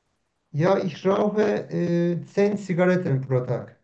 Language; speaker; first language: German; non-native, learner; Turkish